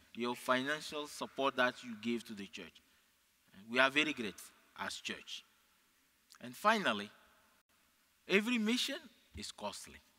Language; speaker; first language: English; non-native, fluent; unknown